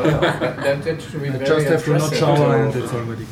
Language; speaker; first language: English; non-native, learner; Chinese